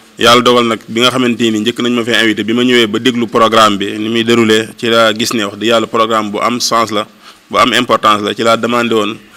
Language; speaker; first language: Wolof; native; Wolof